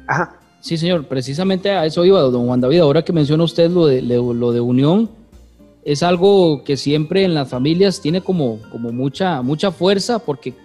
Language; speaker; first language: Spanish; native; Spanish